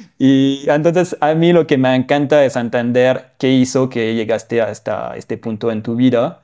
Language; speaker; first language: Spanish; non-native, fluent; French